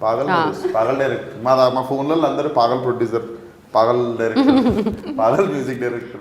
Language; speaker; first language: Telugu; native; Telugu